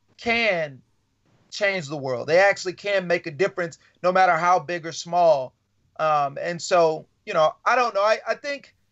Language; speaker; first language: English; native; English